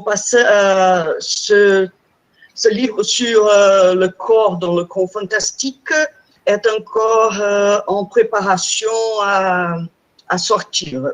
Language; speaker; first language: French; non-native, fluent; Portuguese